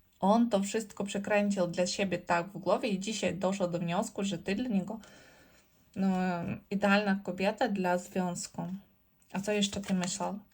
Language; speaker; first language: Polish; non-native, learner; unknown